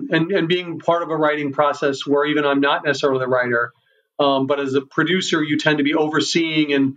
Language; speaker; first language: English; native; English